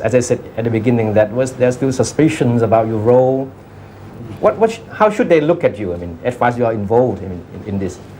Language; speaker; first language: English; non-native, fluent; Thai